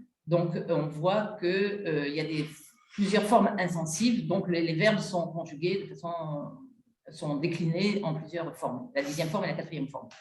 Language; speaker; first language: French; native; French